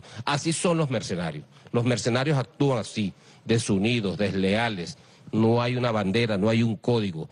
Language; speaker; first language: Spanish; native; Spanish